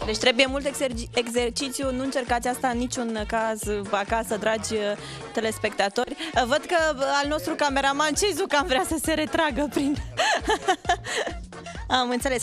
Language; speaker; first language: Romanian; native; Romanian